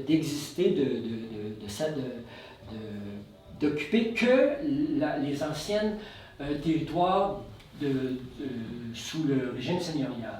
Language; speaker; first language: French; native; French